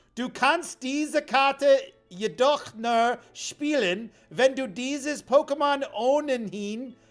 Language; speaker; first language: German; non-native, learner; English